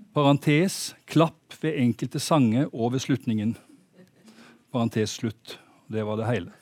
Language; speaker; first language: Norwegian; native; Norwegian